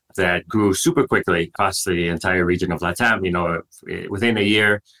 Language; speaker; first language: English; non-native, fluent; Spanish